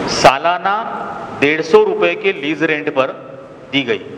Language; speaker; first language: Hindi; non-native, local second language; Marathi